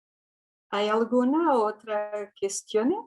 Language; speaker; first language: Spanish; non-native, fluent; Italian